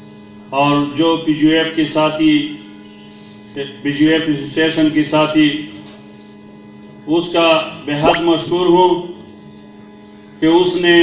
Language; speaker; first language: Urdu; non-native, local second language; Pashto